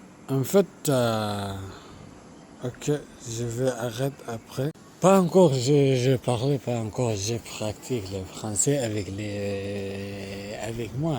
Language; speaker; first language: French; non-native, learner; Arabic